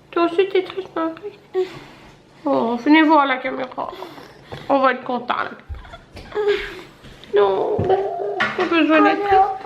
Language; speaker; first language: French; native; French